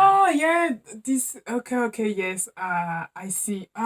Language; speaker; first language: English; non-native, learner; French